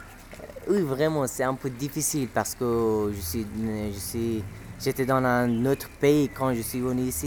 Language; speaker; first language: French; non-native, learner; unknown